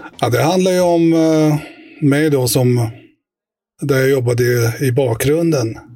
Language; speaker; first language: Swedish; early bilingual, other home language; Arabic